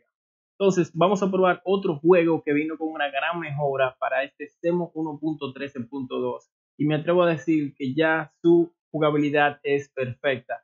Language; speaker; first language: Spanish; native; Spanish